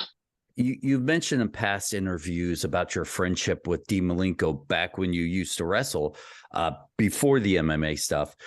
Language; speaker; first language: English; native; English